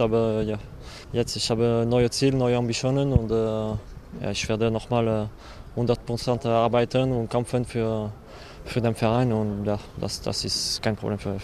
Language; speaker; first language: German; non-native, learner; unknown